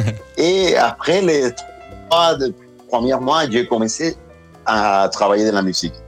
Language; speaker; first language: French; non-native, fluent; Spanish